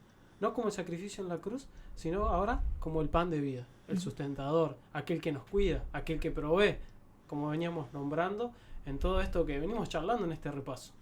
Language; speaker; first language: Spanish; native; Spanish